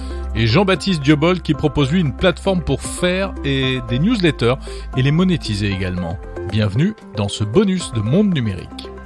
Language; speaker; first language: French; native; French